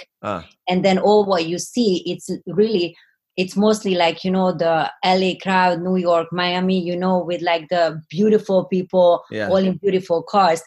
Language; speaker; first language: English; non-native, fluent; Hungarian